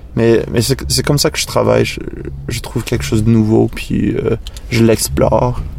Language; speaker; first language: French; non-native, fluent; English